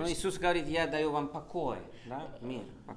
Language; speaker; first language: Russian; non-native, fluent; Spanish